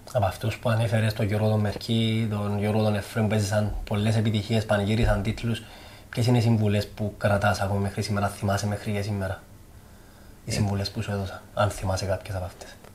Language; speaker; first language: Greek; native; Greek